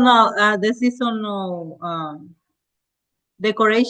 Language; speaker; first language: English; non-native, learner; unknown